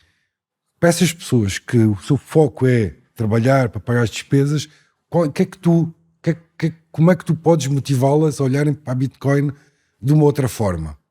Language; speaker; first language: Portuguese; native; Portuguese